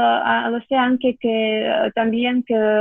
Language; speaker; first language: Spanish; non-native, fluent; Russian